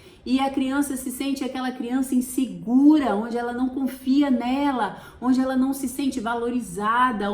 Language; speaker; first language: Portuguese; native; Portuguese